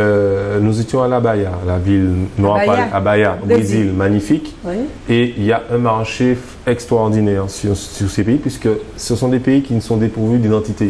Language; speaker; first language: French; native; French